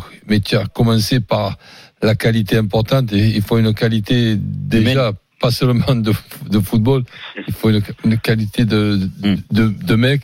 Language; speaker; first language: French; native; French